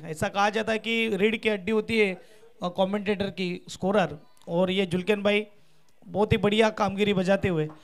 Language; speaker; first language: Hindi; non-native, local second language; Marathi